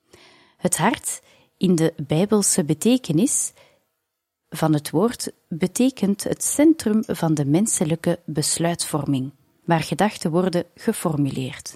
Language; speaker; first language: Dutch; native; Dutch